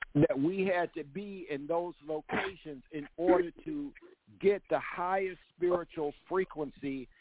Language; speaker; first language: English; native; English